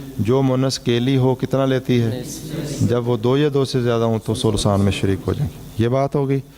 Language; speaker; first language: Urdu; non-native, local second language; Punjabi